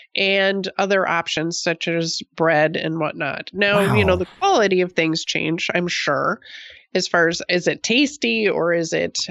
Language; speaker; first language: English; native; English